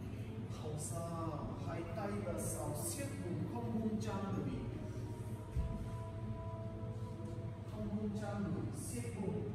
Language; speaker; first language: Vietnamese; non-native, learner; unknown